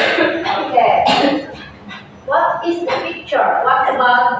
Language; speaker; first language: English; non-native, learner; Indonesian